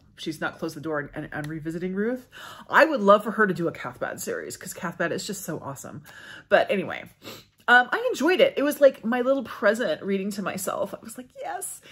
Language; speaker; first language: English; native; English